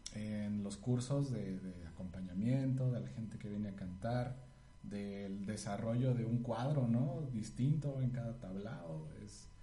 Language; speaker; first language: Spanish; native; Spanish